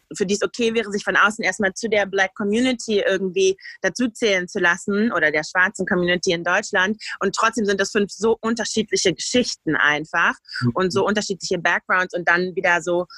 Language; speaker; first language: German; native; German